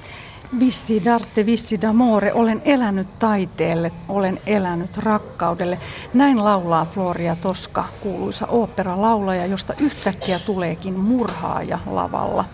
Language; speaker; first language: Finnish; native; Finnish